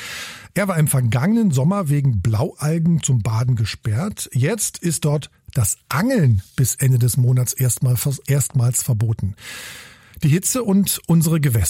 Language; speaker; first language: German; native; German